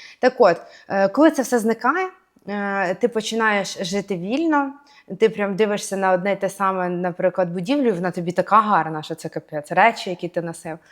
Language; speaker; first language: Ukrainian; native; Ukrainian